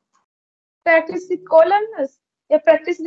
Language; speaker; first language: English; non-native, learner; Hindi